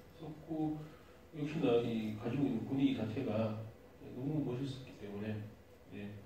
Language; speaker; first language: Korean; native; Korean